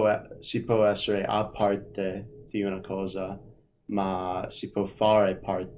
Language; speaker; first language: Italian; non-native, fluent; English